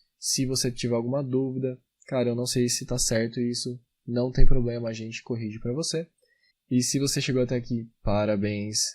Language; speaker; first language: Portuguese; native; Portuguese